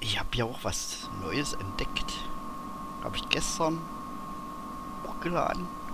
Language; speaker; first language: German; native; German